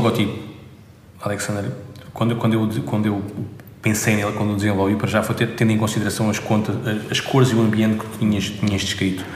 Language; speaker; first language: Portuguese; native; Portuguese